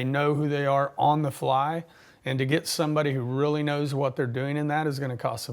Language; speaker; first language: English; native; English